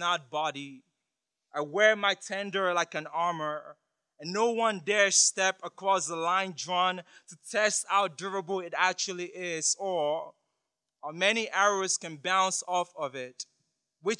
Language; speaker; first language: English; non-native, local second language; Yoruba